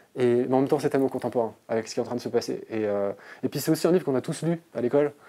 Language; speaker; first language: French; native; French